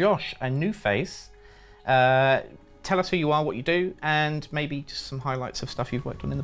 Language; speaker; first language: English; native; English